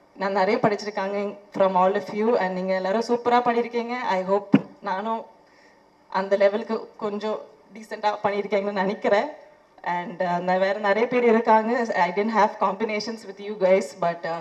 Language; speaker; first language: Tamil; non-native, fluent; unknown